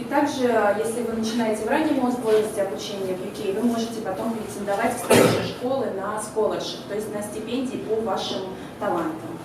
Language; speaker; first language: Russian; native; Russian